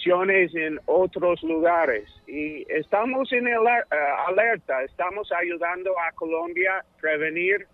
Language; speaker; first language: Spanish; non-native, fluent; English